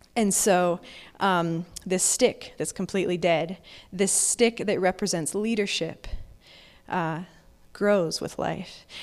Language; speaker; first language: English; native; English